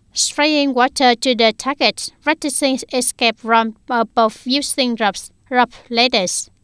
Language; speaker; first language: English; non-native, fluent; Vietnamese